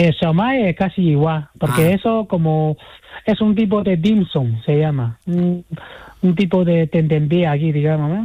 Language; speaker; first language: Spanish; non-native, fluent; Chinese